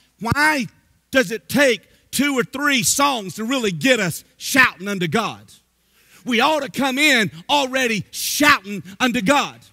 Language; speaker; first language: English; native; English